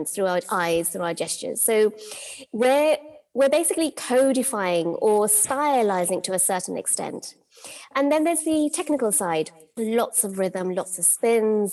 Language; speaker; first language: English; native; English